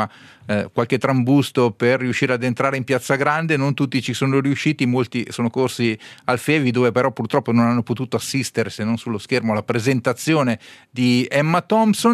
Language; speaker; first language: Italian; native; Italian